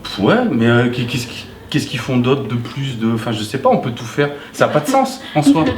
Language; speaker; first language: French; native; French